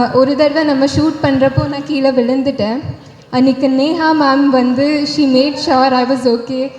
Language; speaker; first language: Tamil; non-native, learner; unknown